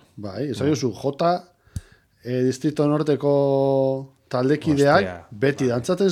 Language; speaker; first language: Basque; native; Basque